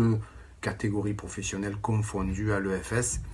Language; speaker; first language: French; native; French